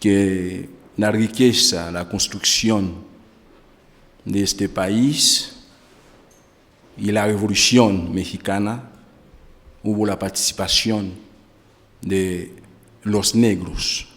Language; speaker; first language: Spanish; non-native, fluent; Haitian Creole